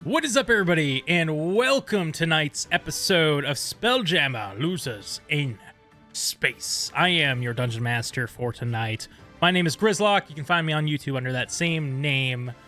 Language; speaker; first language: English; native; English